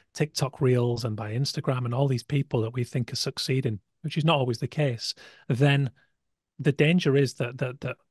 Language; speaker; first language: English; native; English